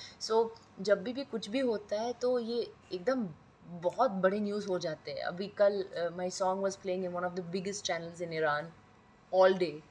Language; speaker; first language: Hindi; non-native, fluent; Persian